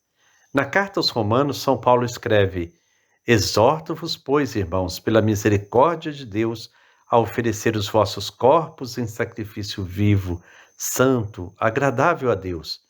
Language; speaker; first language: Portuguese; native; Portuguese